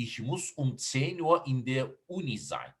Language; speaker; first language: German; non-native, fluent; Turkish